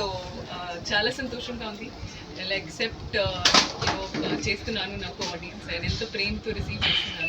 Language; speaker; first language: Telugu; non-native, learner; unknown